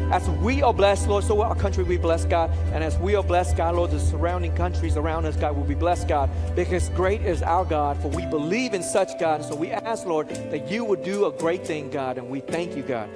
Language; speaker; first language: English; early bilingual, other home language; Vietnamese